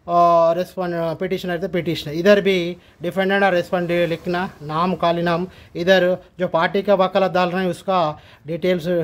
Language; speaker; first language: Hindi; non-native, local second language; Telugu